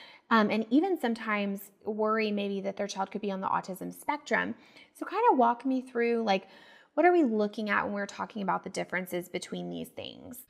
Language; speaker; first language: English; native; English